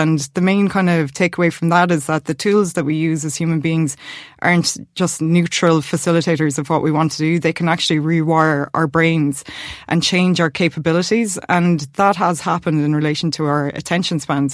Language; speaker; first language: English; native; English